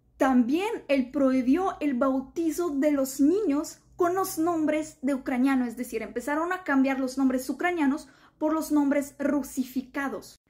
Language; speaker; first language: Spanish; non-native, fluent; Ukrainian